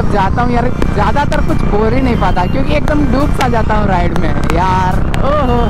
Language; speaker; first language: Hindi; native; Hindi